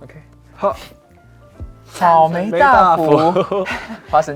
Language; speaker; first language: Chinese; native; Chinese